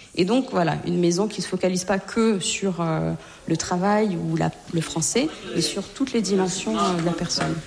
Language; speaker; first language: French; native; French